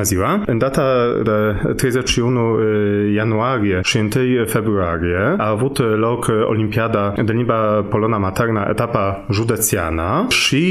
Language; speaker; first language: Romanian; non-native, fluent; Polish